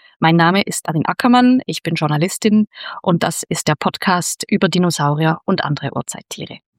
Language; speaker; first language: German; native; German